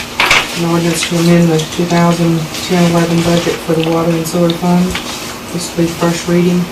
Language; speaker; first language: English; native; English